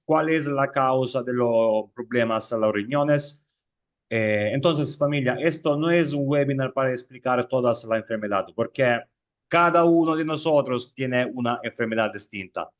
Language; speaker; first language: Spanish; non-native, fluent; Italian